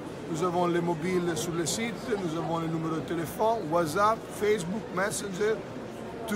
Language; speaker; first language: French; non-native, fluent; Italian